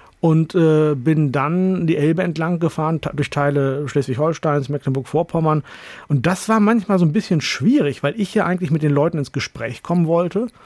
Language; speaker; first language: German; early bilingual, other home language; Urdu